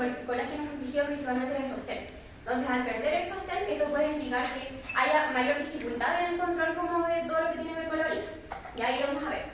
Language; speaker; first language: Spanish; native; Spanish